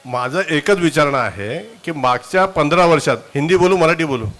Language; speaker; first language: Hindi; non-native, local second language; Marathi